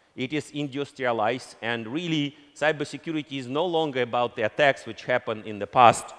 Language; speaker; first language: English; non-native, fluent; Russian